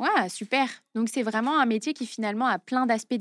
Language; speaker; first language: French; native; French